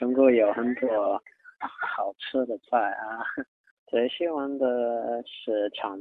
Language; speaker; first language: Chinese; non-native, learner; English